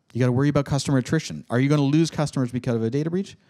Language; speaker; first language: English; native; English